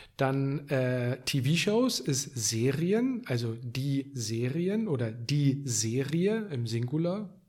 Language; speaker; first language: German; native; German